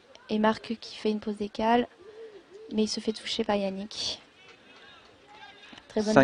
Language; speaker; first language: French; native; French